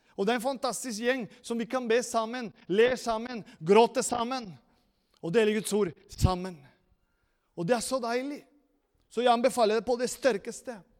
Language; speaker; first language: Norwegian; non-native, fluent; Spanish